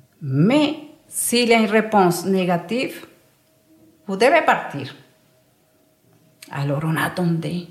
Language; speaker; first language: French; non-native, learner; Spanish